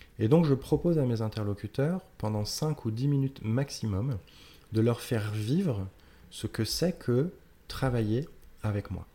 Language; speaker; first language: French; native; French